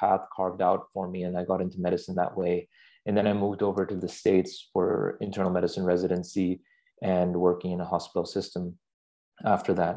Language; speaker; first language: English; non-native, local second language; Urdu